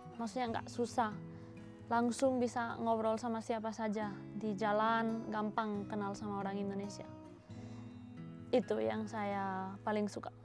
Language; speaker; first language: Indonesian; non-native, fluent; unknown